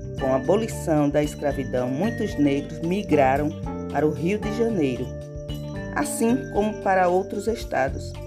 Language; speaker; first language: Portuguese; native; Portuguese